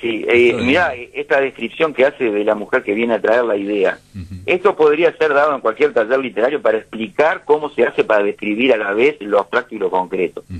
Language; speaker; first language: Spanish; native; Spanish